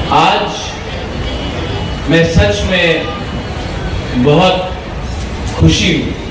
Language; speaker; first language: Hindi; non-native, local second language; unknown